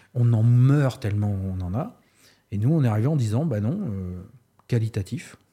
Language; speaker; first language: French; native; French